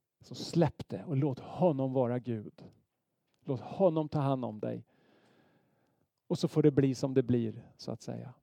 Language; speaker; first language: Swedish; native; Swedish